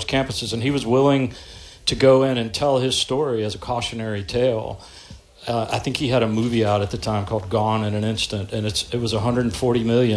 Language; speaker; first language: English; native; English